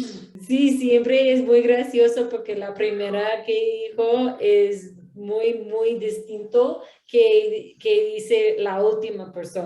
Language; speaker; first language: Spanish; non-native, learner; English